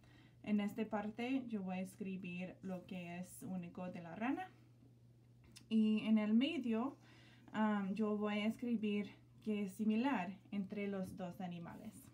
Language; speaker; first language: Spanish; non-native, learner; English